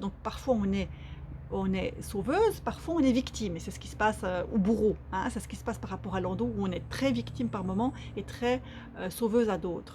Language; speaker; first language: French; native; French